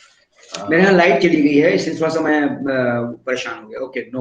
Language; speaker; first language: Urdu; native; Urdu